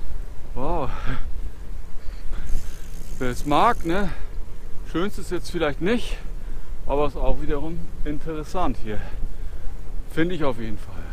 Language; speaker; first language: German; native; German